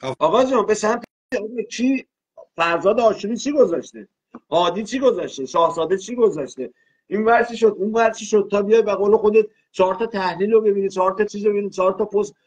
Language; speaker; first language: Persian; non-native, local second language; Azerbaijani